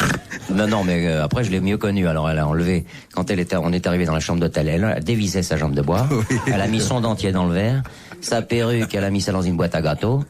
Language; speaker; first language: French; native; French